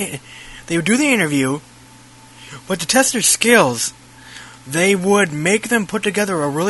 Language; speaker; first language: English; native; English